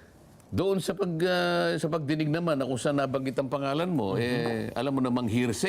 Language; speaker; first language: Filipino; native; Filipino